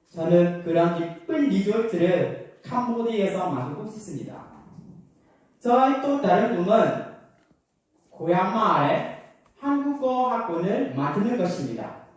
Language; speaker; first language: Korean; non-native, learner; Khmer